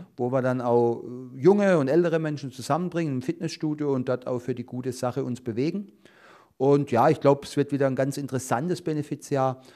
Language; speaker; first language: German; native; German